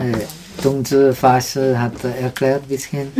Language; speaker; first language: German; non-native, learner; Czech